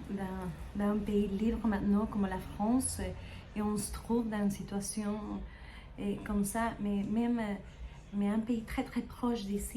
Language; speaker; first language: French; non-native, learner; Spanish